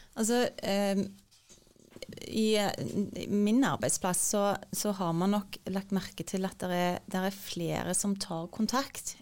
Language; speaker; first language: Norwegian; early bilingual, other home language; Turkish